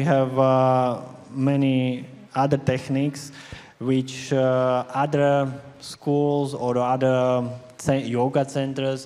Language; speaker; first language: English; non-native, learner; Slovak